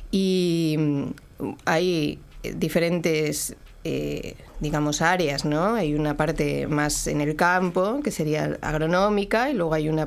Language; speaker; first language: Spanish; native; Spanish